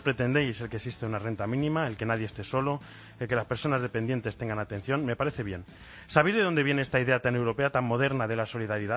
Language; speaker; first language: Spanish; native; Spanish